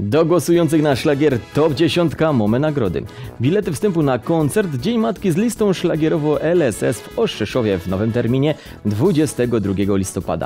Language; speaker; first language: Polish; native; Polish